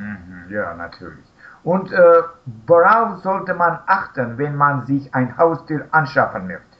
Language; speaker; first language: German; non-native, learner; Russian